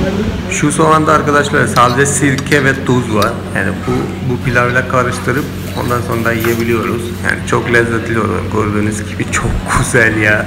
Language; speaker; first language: Turkish; non-native, fluent; Malayalam